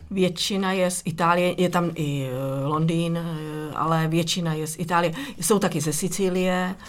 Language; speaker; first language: Czech; native; Czech